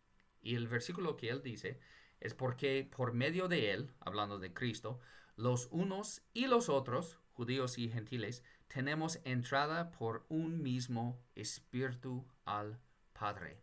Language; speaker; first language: Spanish; non-native, fluent; English